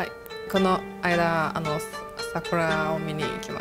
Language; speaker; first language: Japanese; non-native, learner; Chinese